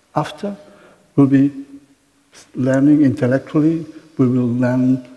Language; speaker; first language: English; non-native, fluent; Catalan